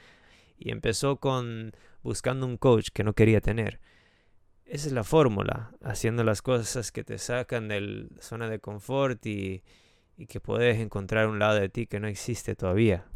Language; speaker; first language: Spanish; non-native, fluent; English